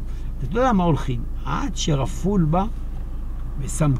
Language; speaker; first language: Hebrew; non-native, fluent; French